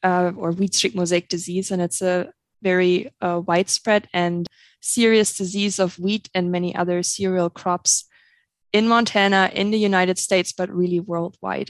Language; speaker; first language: English; non-native, fluent; German